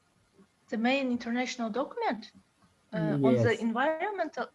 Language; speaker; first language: English; non-native, learner; Russian